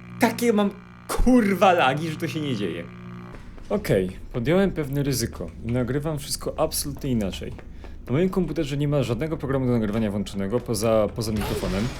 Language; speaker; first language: Polish; native; Polish